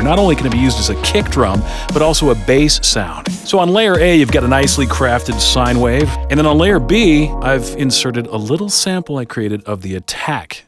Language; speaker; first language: English; native; English